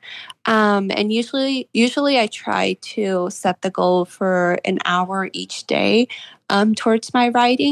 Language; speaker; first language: English; native; English